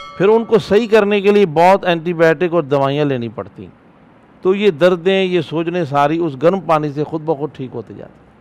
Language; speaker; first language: Urdu; native; Urdu